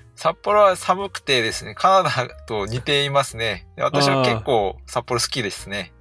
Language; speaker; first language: Japanese; non-native, fluent; Korean